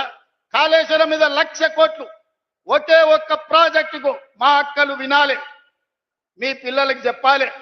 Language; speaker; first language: Telugu; native; Telugu